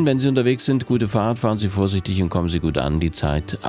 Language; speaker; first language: German; native; German